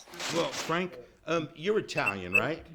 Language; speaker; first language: English; native; English